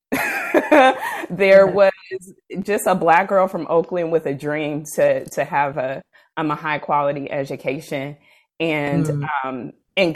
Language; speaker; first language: English; native; English